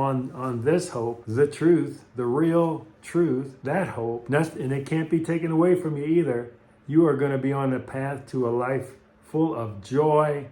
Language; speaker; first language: English; native; English